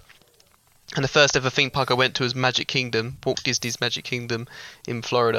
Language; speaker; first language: English; native; English